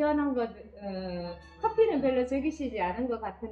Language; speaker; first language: Korean; native; Korean